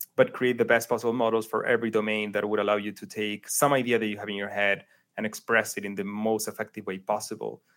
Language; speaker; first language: English; non-native, fluent; Spanish